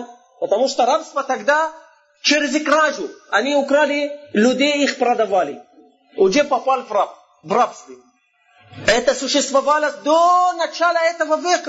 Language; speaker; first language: Russian; non-native, fluent; Arabic